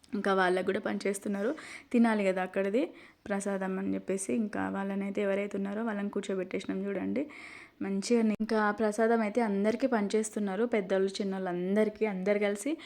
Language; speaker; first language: Telugu; non-native, local second language; Lambadi